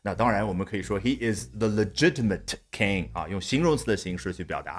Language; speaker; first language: Chinese; native; Chinese